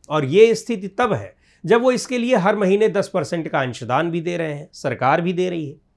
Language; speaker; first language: Hindi; native; Hindi